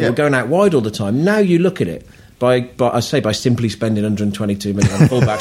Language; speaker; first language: English; native; English